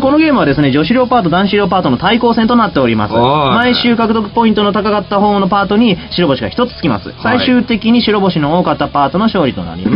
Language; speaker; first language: Japanese; native; Japanese